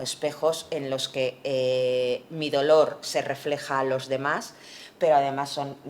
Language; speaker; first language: Spanish; native; Spanish